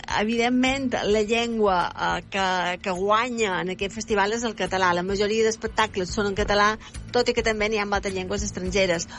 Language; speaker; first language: Catalan; native; Catalan